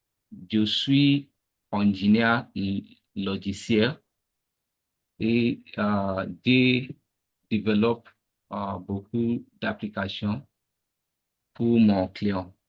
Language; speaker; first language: French; non-native, learner; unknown